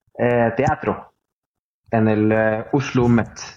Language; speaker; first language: Spanish; early bilingual, heritage; Norwegian